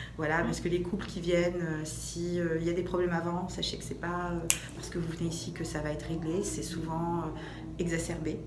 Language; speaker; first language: French; native; French